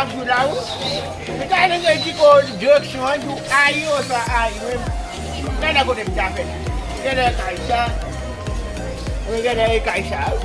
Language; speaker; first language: Spanish; non-native, learner; Haitian Creole